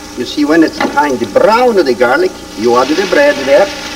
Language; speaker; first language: English; non-native, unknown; Italian